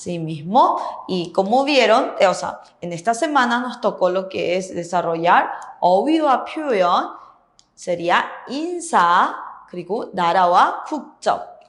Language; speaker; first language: Spanish; native; Spanish